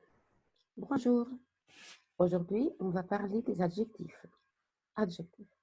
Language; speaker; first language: French; non-native, fluent; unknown